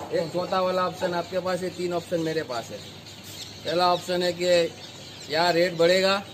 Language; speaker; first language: Hindi; non-native, local second language; Gujarati